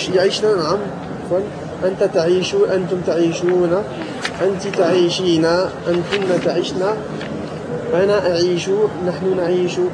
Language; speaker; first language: Arabic; non-native, learner; French